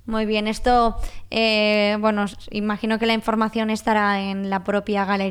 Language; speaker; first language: Spanish; non-native, local second language; Catalan